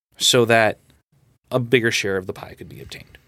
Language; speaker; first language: English; native; English